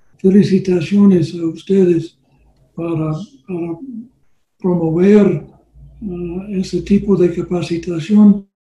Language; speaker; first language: Spanish; non-native, learner; English